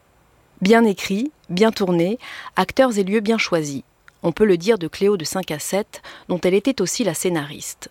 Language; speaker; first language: French; native; French